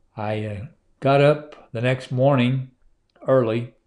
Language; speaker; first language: English; native; English